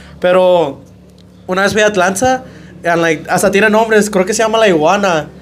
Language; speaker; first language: Spanish; early bilingual, heritage; Spanish